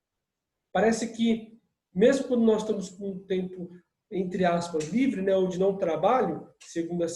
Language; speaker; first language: Portuguese; native; Portuguese